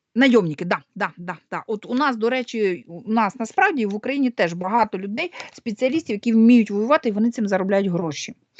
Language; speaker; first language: Ukrainian; non-native, local second language; Russian